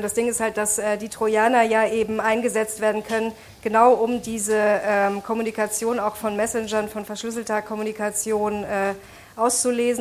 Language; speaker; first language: German; native; German